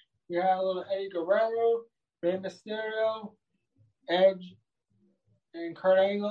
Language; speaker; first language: English; native; English